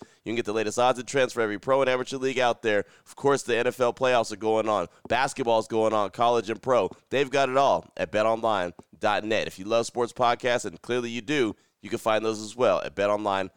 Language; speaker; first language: English; native; English